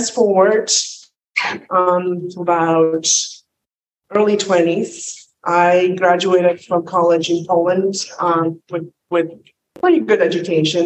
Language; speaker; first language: English; non-native, fluent; Polish